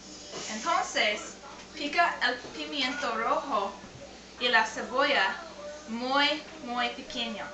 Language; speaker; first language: Spanish; non-native, learner; English